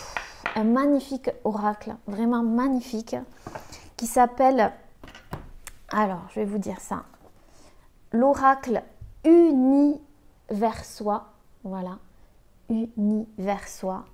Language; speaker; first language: French; native; French